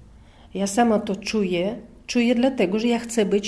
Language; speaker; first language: Polish; non-native, fluent; Chechen